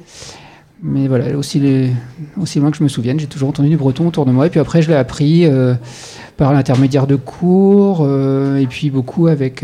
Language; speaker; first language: French; native; French